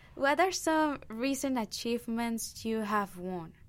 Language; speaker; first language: English; non-native, fluent; Spanish